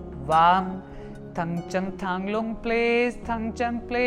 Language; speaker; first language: Vietnamese; non-native, learner; Hindi